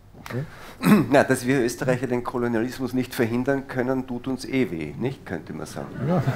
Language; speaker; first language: German; native; German